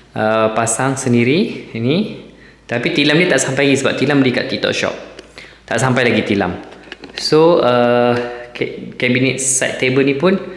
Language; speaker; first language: Malay; native; Malay